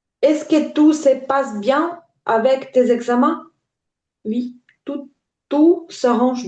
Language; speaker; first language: French; non-native, learner; Ukrainian